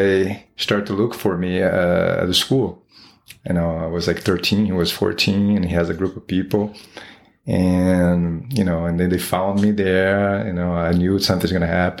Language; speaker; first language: English; non-native, fluent; Portuguese